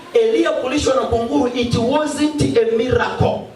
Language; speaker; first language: English; non-native, local second language; Swahili